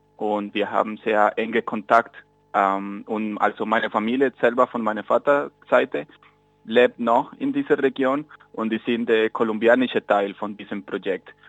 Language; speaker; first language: German; non-native, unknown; Spanish